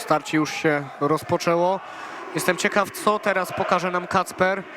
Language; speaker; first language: Polish; native; Polish